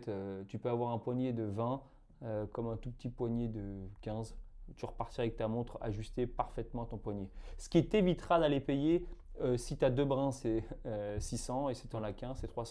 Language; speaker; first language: French; native; French